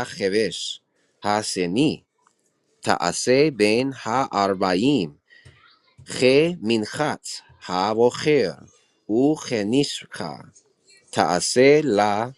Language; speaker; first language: Hebrew; non-native, learner; English